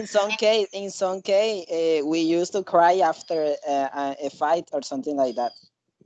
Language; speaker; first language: English; non-native, learner; Spanish